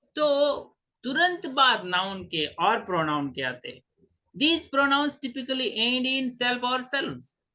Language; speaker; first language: Hindi; non-native, local second language; Marathi